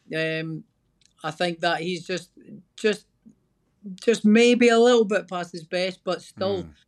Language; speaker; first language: English; native; English